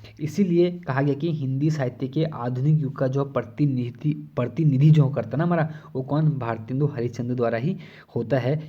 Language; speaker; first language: Hindi; native; Hindi